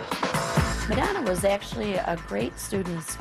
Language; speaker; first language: English; native; English